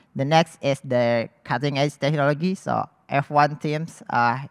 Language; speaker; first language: English; non-native, fluent; Indonesian